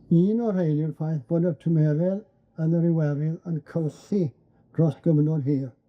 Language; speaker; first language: Welsh; native; Welsh